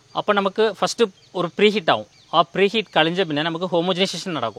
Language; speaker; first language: Malayalam; non-native, local second language; Tamil